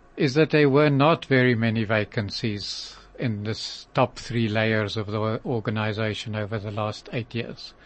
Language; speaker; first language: English; native; English